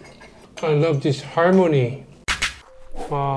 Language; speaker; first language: English; non-native, fluent; Korean